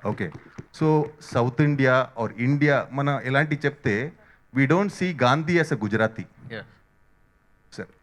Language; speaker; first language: Telugu; non-native, learner; Hindi